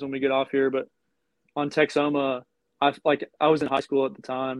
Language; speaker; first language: English; native; English